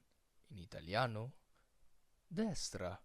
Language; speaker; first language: Italian; non-native, fluent; Filipino